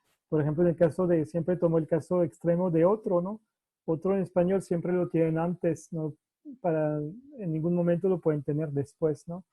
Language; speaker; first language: Spanish; non-native, fluent; French